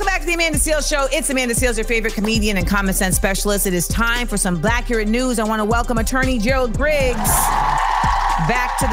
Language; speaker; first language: English; native; English